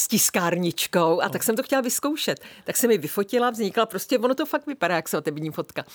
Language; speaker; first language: Czech; native; Czech